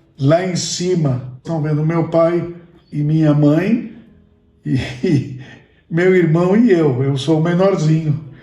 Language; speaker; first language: Portuguese; early bilingual, other home language; Spanish